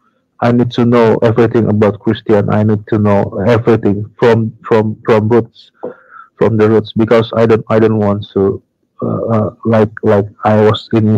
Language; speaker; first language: English; non-native, learner; Indonesian